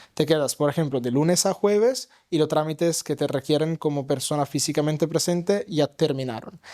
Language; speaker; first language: Spanish; non-native, fluent; Italian